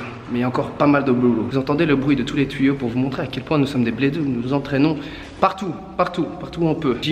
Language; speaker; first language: French; native; French